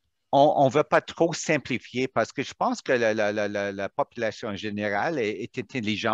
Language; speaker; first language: French; non-native, local second language; English